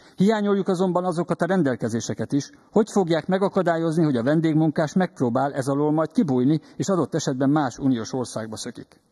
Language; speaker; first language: Hungarian; native; Hungarian